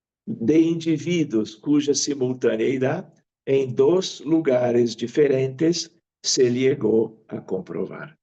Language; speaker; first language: Spanish; non-native, fluent; Portuguese